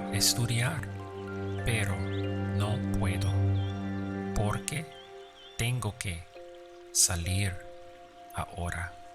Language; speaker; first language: Spanish; non-native, fluent; English